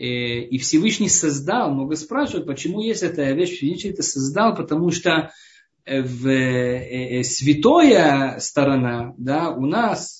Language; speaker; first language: Russian; early bilingual, heritage; Hebrew